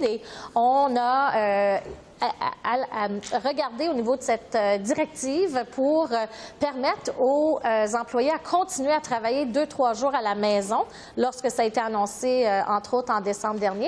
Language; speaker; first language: French; native; French